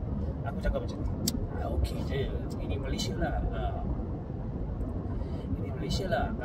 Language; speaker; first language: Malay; non-native, fluent; Korean